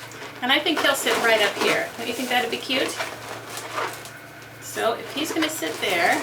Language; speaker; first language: English; native; English